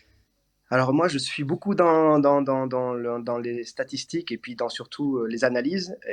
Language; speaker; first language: French; native; French